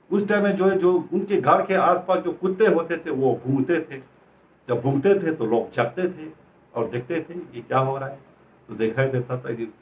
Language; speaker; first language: Hindi; native; Hindi